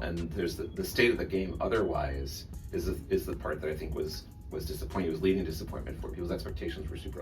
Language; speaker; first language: English; native; English